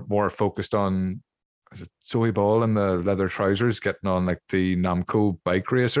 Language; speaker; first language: English; native; English